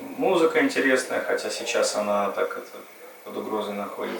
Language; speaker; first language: Russian; native; Russian